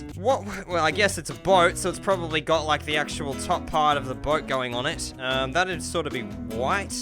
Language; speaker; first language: English; native; English